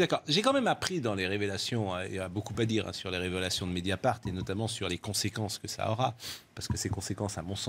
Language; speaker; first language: French; native; French